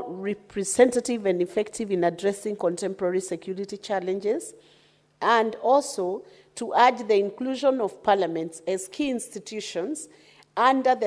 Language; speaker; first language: English; non-native, local second language; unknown